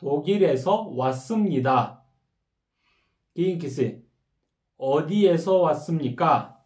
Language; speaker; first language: Korean; non-native, fluent; Kyrgyz